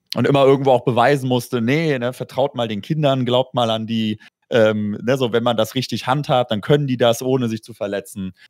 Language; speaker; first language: German; native; German